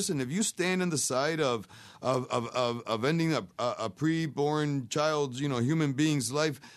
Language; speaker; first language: English; native; English